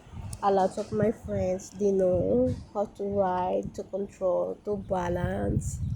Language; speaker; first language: English; non-native, local second language; Filipino